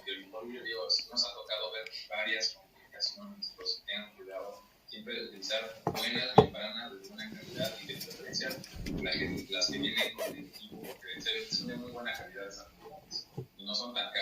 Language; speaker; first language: Spanish; native; Spanish